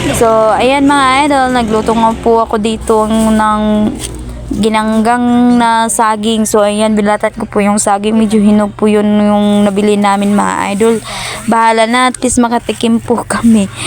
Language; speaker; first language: Filipino; non-native, local second language; Cebuano